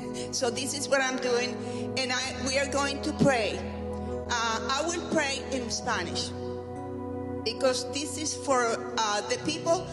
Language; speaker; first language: English; non-native, fluent; Spanish